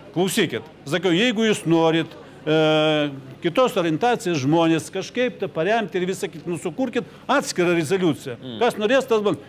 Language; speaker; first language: Lithuanian; non-native, fluent; Ukrainian